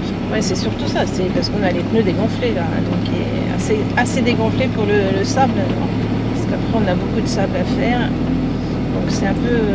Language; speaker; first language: French; native; French